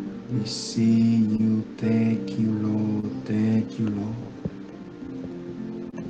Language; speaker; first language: English; non-native, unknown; Haitian Creole